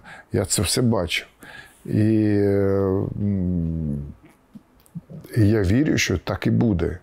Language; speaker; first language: Ukrainian; non-native, local second language; Russian